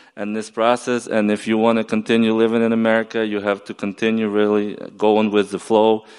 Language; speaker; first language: English; non-native, fluent; Ukrainian